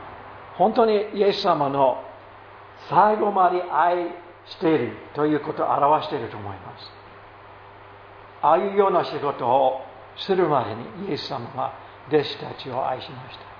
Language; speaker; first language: Japanese; non-native, fluent; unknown